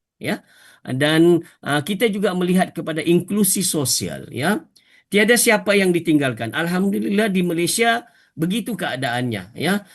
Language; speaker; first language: Malay; native; Malay